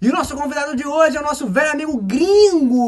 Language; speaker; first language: Portuguese; native; Portuguese